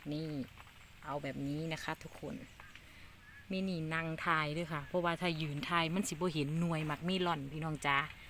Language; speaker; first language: Thai; native; Thai